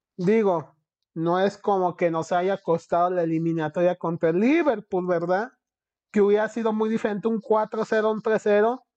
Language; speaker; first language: Spanish; early bilingual, heritage; Spanish